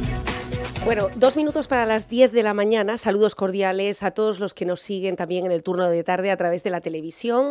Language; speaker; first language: Spanish; native; Spanish